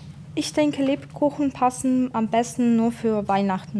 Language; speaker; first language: German; non-native, fluent; Ukrainian